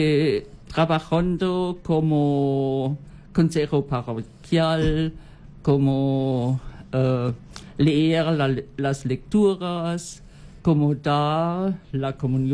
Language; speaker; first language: Spanish; non-native, learner; German